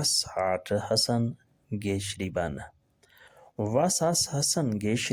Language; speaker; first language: German; non-native, learner; Urdu